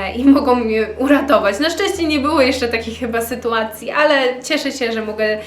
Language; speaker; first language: Polish; early bilingual, heritage; Polish